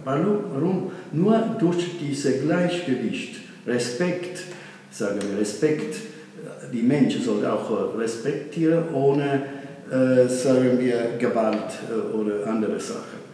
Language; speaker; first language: German; non-native, fluent; Italian